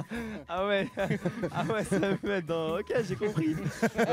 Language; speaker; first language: French; native; French